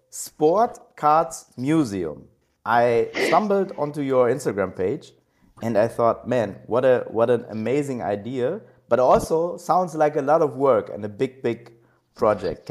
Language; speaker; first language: English; non-native, fluent; German